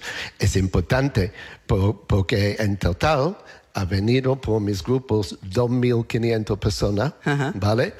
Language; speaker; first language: Spanish; non-native, learner; English